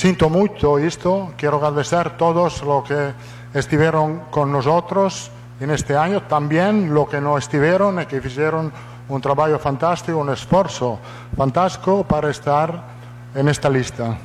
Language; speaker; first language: Portuguese; non-native, fluent; Italian